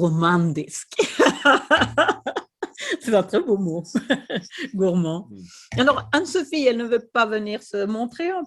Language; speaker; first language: French; non-native, fluent; Swedish